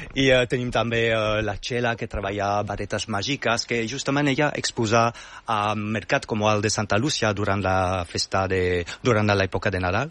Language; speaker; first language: Catalan; non-native, fluent; French